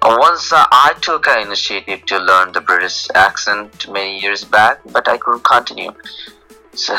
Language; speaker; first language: English; non-native, local second language; Bangla